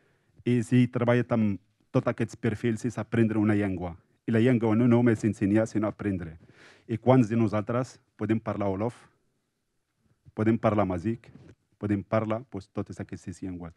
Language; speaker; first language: Catalan; non-native, local second language; Spanish